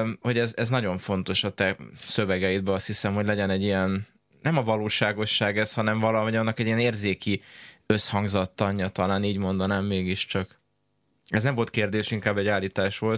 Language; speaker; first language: Hungarian; native; Hungarian